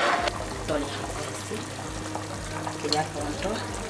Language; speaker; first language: Italian; non-native, learner; Wolof